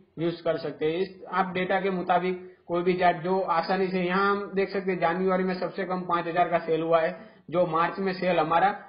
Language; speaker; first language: Hindi; non-native, local second language; Gujarati